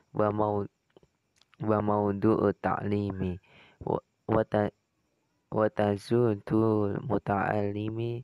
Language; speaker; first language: Arabic; non-native, learner; Indonesian